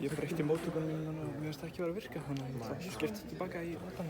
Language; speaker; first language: Icelandic; native; Icelandic